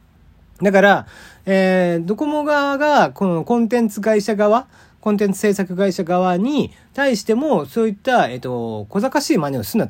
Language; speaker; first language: Japanese; native; Japanese